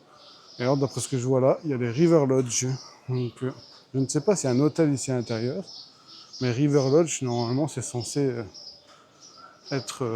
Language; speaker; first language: French; native; French